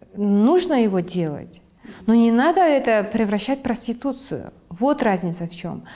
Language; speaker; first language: Russian; non-native, local second language; Kazakh